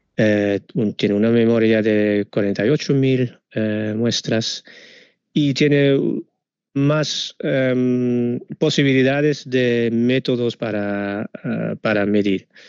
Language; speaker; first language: Spanish; non-native, fluent; Dutch